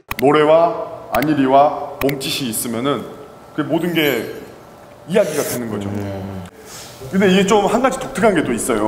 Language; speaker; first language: Korean; native; Korean